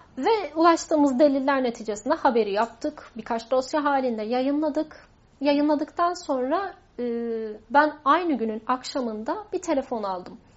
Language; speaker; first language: Turkish; non-native, local second language; Kurdish